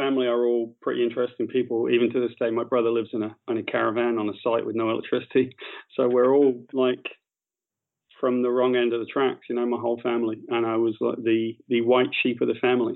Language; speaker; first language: English; native; English